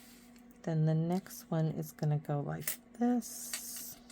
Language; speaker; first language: English; native; English